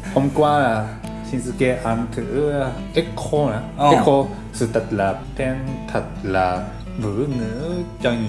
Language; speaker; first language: Vietnamese; non-native, learner; Japanese